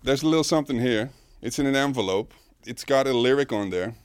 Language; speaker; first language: English; non-native, fluent; Dutch